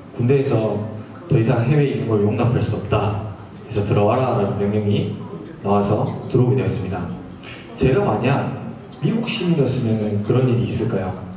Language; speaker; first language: Korean; native; Korean